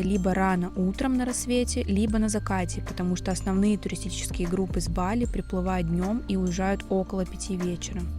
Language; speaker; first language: Russian; native; Russian